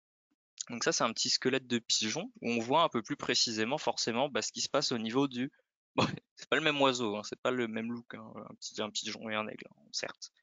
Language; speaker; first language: French; native; French